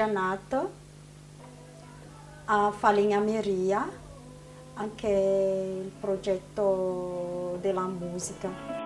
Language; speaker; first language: Italian; non-native, learner; Malagasy